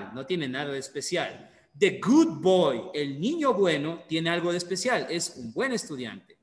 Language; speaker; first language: Spanish; native; Spanish